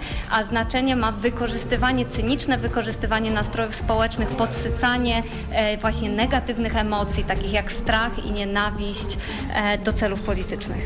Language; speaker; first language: Polish; native; Polish